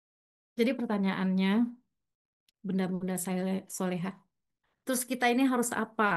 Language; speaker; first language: Indonesian; native; Indonesian